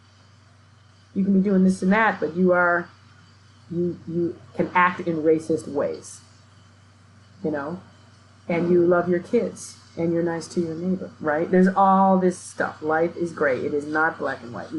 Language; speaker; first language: English; native; English